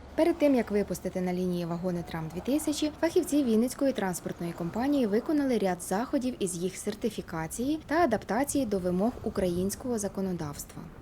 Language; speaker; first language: Ukrainian; native; Ukrainian